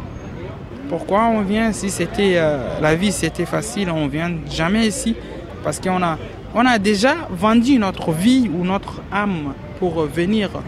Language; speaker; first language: French; non-native, learner; Arabic